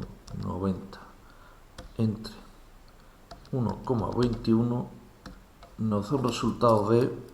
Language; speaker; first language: Spanish; native; Spanish